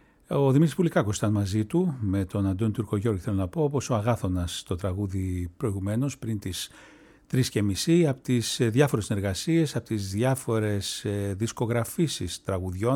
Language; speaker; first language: Greek; native; Greek